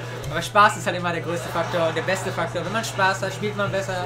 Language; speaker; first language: German; native; German